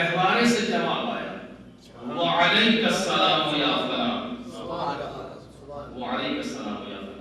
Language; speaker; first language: Urdu; native; Urdu